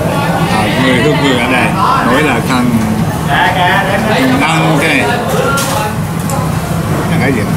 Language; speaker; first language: Vietnamese; non-native, learner; Japanese